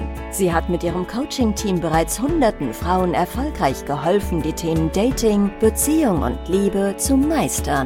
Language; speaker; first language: German; native; German